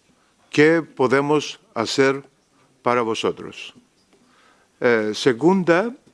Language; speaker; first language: Spanish; non-native, learner; Greek